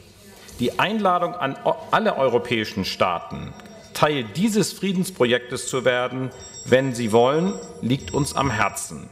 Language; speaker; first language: German; native; German